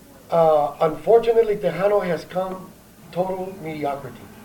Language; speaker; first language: English; early bilingual, other home language; Spanish